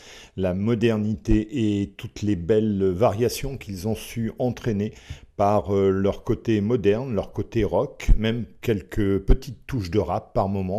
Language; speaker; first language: French; native; French